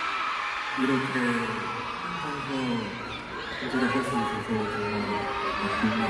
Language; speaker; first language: Korean; non-native, learner; Filipino